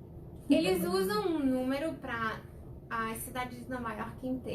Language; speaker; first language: Portuguese; non-native, fluent; Spanish